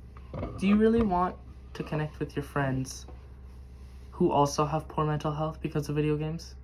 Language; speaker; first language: English; native; English